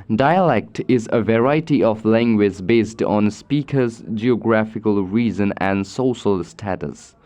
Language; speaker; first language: English; non-native, local second language; Nepali